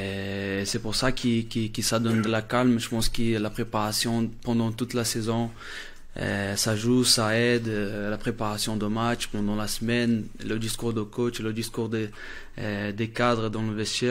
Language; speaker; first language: French; non-native, fluent; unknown